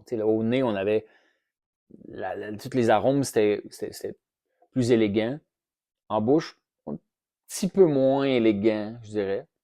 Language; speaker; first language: French; native; French